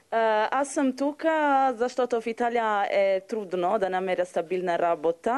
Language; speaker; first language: Bulgarian; non-native, learner; Italian